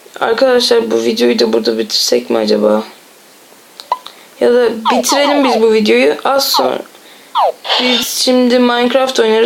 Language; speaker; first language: Turkish; native; Turkish